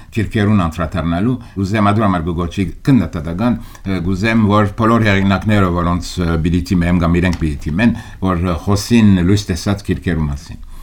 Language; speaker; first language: Armenian; early bilingual, heritage; Armenian